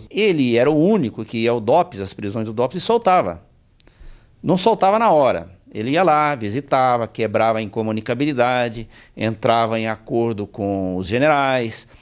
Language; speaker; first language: Portuguese; native; Portuguese